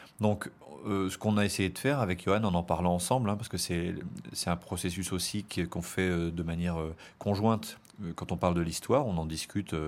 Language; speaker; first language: French; native; French